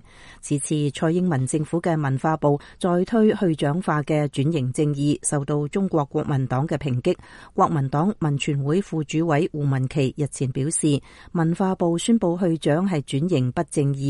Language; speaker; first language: Chinese; native; Chinese